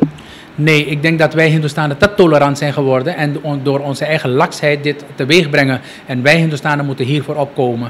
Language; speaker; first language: Dutch; native; Dutch